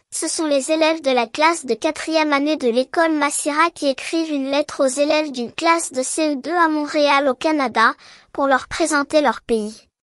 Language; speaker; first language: French; non-native, local second language; Arabic